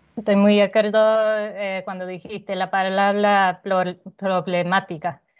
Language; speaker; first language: Spanish; non-native, fluent; Japanese